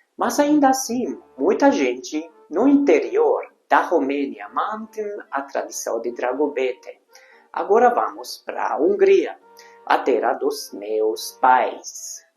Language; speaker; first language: Portuguese; non-native, fluent; Hungarian